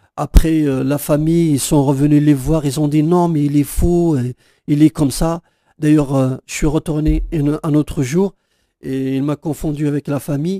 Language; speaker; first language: French; non-native, local second language; Kabyle